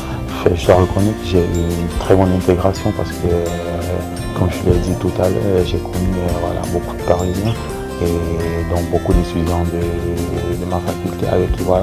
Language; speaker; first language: French; non-native, fluent; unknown